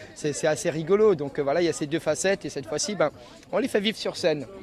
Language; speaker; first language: French; native; French